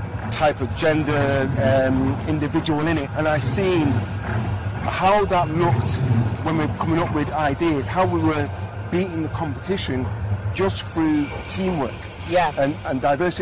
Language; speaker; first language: English; native; English